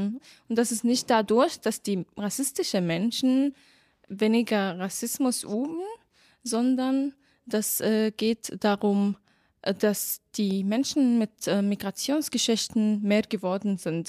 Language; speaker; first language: German; non-native, fluent; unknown